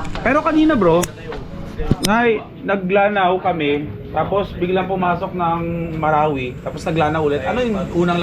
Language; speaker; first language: Filipino; native; Filipino